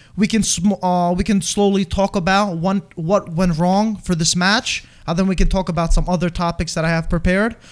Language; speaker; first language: English; non-native, fluent; Italian